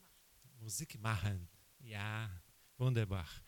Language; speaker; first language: German; non-native, learner; Portuguese